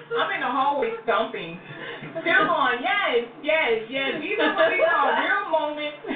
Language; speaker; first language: English; non-native, fluent; Spanish